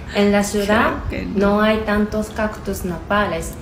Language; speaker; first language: Spanish; non-native, learner; Japanese